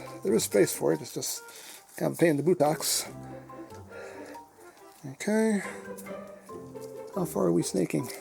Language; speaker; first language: English; native; English